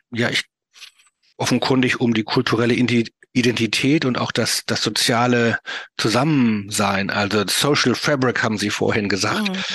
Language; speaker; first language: German; native; German